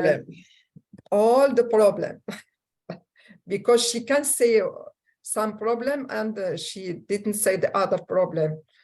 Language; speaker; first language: English; non-native, learner; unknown